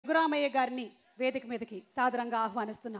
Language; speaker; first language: Telugu; native; Telugu